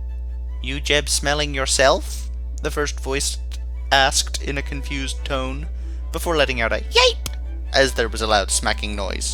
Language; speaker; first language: English; native; English